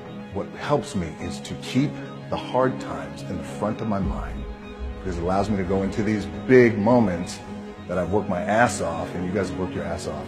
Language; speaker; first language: English; native; English